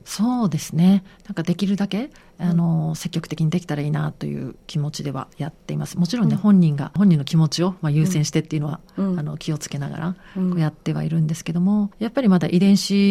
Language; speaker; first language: Japanese; native; Japanese